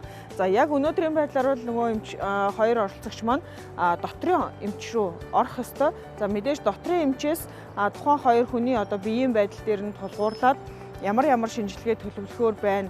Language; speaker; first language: Mongolian; native; Mongolian